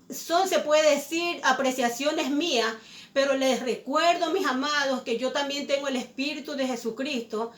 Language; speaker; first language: Spanish; native; Spanish